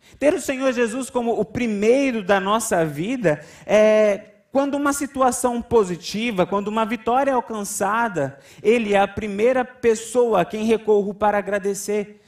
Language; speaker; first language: Portuguese; native; Portuguese